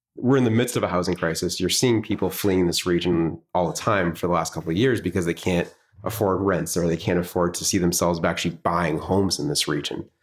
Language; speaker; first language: English; native; English